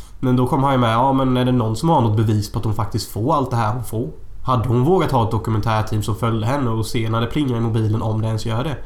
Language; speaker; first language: Swedish; native; Swedish